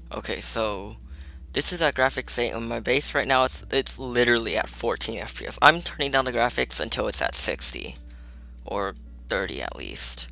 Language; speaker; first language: English; native; English